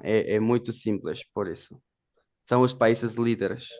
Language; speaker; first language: Portuguese; non-native, fluent; Spanish